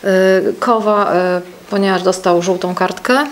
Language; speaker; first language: Polish; native; Polish